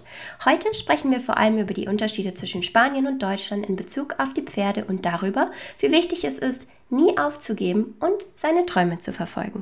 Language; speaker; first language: German; native; German